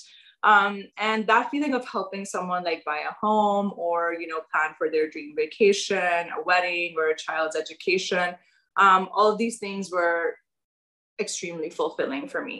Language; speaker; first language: English; non-native, local second language; Urdu